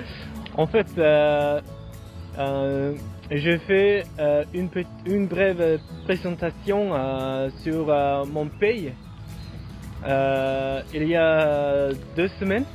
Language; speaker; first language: French; non-native, learner; Mongolian